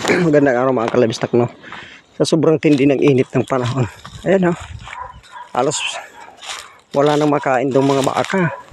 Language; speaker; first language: Filipino; non-native, local second language; Bikol